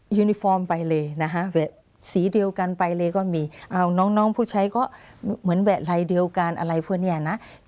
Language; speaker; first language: Thai; non-native, fluent; Burmese